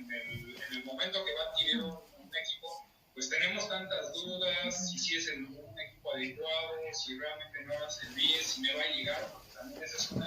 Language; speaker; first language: Spanish; native; Spanish